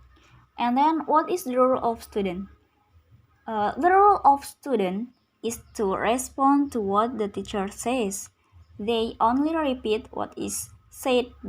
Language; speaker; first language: English; non-native, learner; Indonesian